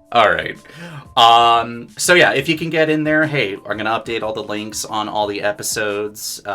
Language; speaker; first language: English; native; English